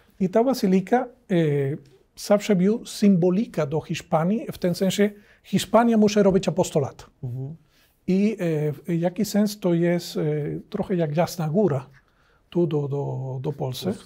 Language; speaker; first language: Polish; non-native, learner; Spanish